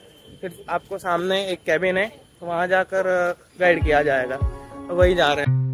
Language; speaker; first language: Hindi; native; Hindi